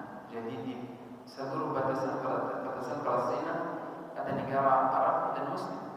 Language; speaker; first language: Indonesian; non-native, fluent; Arabic